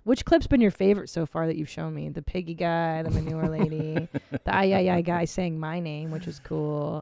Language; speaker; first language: English; native; English